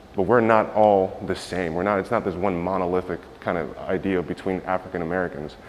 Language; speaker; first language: English; native; English